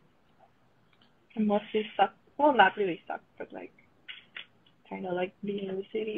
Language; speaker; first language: English; non-native, local second language; Filipino